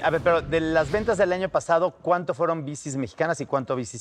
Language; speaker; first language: Spanish; native; Spanish